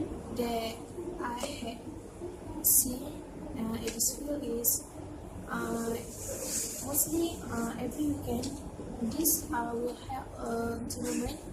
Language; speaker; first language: English; non-native, local second language; Malay